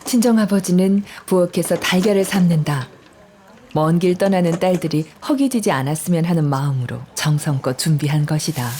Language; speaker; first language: Korean; native; Korean